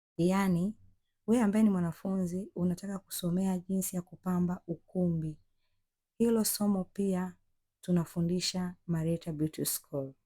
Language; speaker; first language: Swahili; native; Swahili